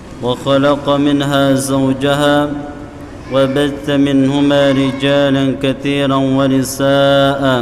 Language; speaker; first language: Arabic; non-native, fluent; Indonesian